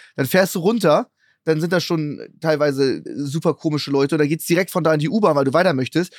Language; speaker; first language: German; native; German